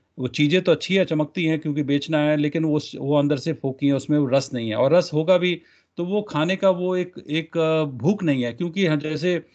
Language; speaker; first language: Hindi; native; Hindi